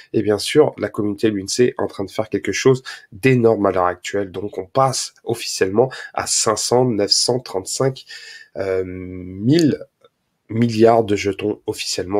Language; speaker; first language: French; native; French